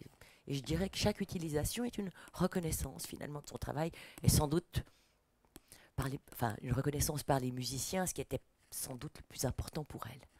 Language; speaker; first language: French; native; French